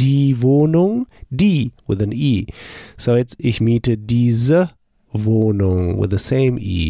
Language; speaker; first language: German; non-native, fluent; English